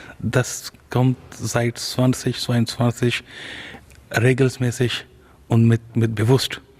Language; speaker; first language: German; non-native, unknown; Urdu